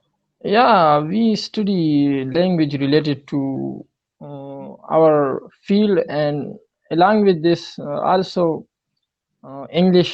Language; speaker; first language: English; non-native, learner; Pashto